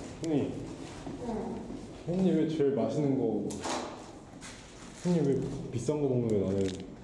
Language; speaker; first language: Korean; non-native, learner; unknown